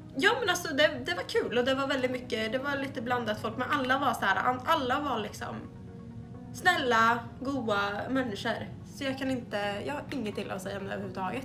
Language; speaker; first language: Swedish; native; Swedish